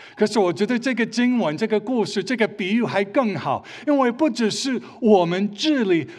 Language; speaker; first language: Chinese; early bilingual, other home language; English